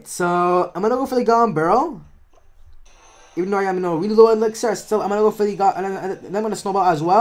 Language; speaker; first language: English; native; English